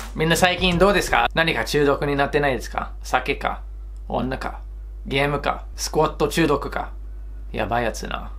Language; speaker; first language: Japanese; non-native, fluent; English